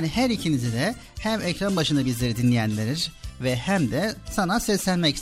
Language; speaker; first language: Turkish; native; Turkish